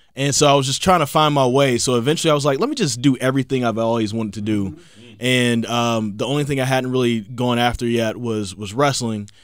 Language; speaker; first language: English; native; English